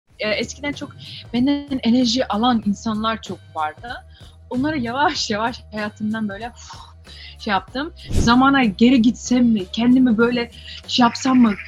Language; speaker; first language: Turkish; early bilingual, heritage; Turkish